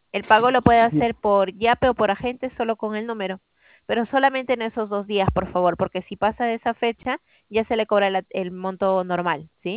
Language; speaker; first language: Spanish; native; Spanish